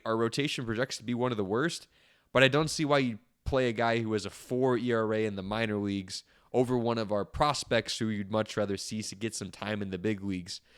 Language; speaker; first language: English; native; English